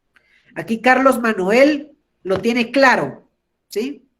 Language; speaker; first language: Spanish; native; Spanish